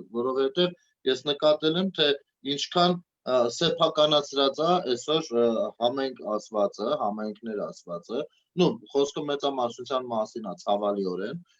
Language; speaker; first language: Armenian; native; Armenian